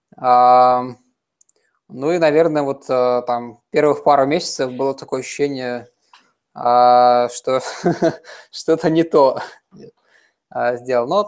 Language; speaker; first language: Russian; native; Russian